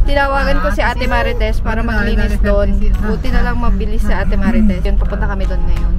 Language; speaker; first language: Filipino; native; Filipino